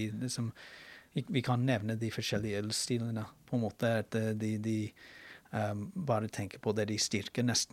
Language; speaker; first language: Norwegian; non-native, fluent; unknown